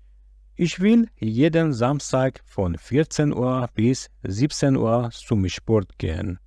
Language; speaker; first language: German; non-native, fluent; Persian